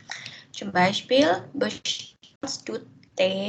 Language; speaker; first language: German; non-native, fluent; Indonesian